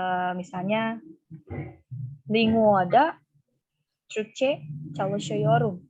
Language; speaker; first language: Turkish; non-native, fluent; Indonesian